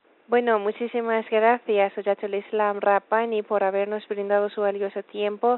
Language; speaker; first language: Spanish; non-native, fluent; Persian